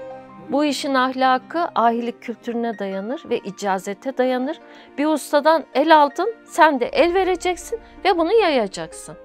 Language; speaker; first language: Turkish; native; Turkish